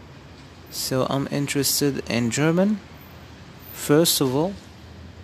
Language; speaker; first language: English; non-native, fluent; Berber languages